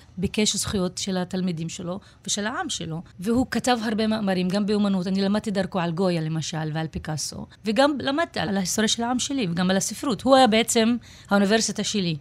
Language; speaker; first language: Hebrew; non-native, local second language; Arabic